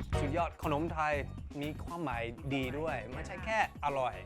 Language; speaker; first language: Thai; non-native, fluent; English